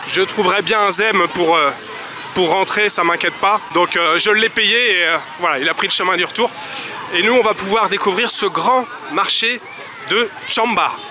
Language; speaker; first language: French; native; French